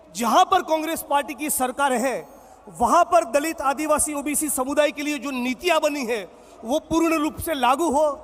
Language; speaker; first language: Hindi; non-native, local second language; Gujarati